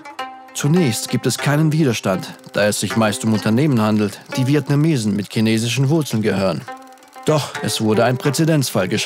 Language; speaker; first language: German; native; German